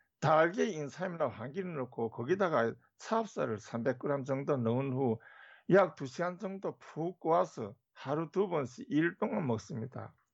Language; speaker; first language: Korean; native; Korean